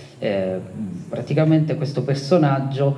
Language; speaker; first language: Italian; native; Italian